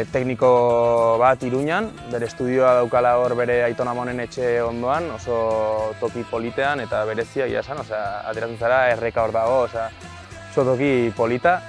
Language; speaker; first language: Basque; native; Basque